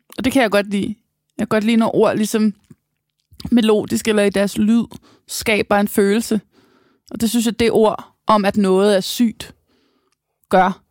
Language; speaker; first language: Danish; native; Danish